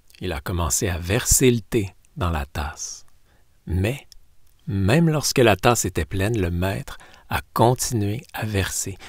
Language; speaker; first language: French; native; French